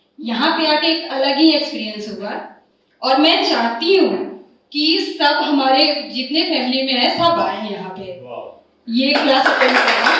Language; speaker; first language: Hindi; native; Hindi